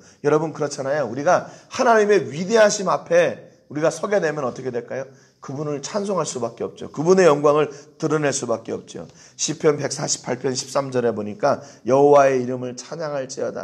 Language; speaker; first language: Korean; native; Korean